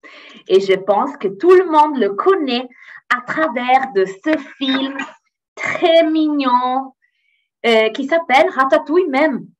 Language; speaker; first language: French; non-native, fluent; Italian